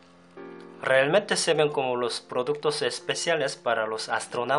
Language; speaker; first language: Spanish; non-native, fluent; Korean